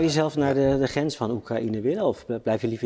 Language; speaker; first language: Dutch; native; Dutch